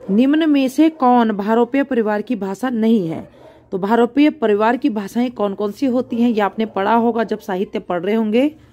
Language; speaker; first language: Hindi; native; Hindi